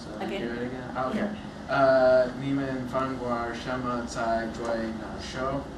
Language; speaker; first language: Chinese; non-native, learner; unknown